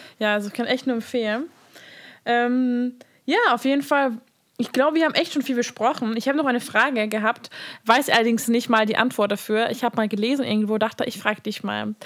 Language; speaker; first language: German; non-native, fluent; Hungarian